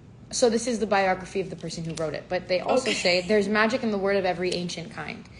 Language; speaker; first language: English; native; English